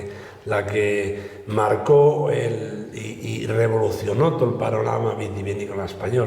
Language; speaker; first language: Spanish; native; Spanish